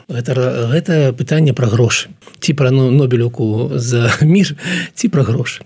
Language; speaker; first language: Belarusian; non-native, local second language; Russian